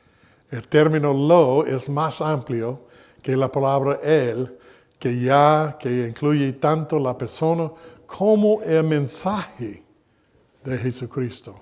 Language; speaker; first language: Spanish; non-native, fluent; English